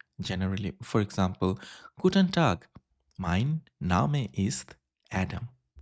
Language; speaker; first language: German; non-native, fluent; Bangla